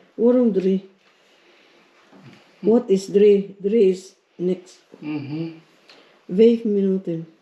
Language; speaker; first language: Dutch; non-native, learner; Filipino